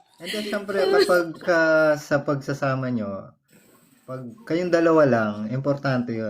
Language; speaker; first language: Filipino; non-native, local second language; Pampanga